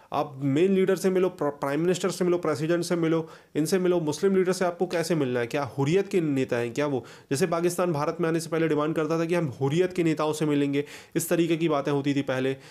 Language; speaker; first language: Hindi; native; Hindi